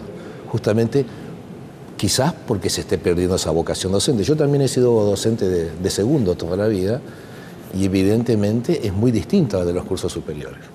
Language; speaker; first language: Spanish; native; Spanish